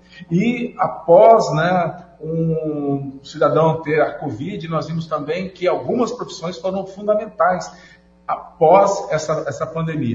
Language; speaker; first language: Portuguese; native; Portuguese